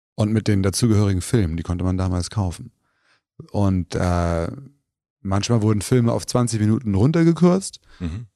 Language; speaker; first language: German; early bilingual, other home language; Turkish